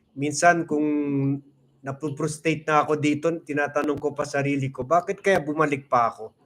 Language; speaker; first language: Filipino; non-native, local second language; Cebuano